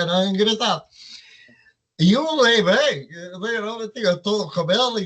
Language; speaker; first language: Portuguese; early bilingual, heritage; Portuguese